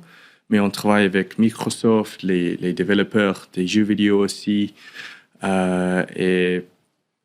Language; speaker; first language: French; non-native, fluent; English